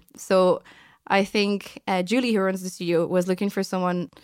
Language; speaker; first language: English; non-native, fluent; French